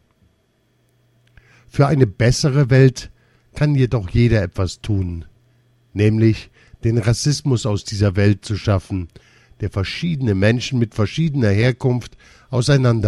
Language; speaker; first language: German; early bilingual, other home language; Russian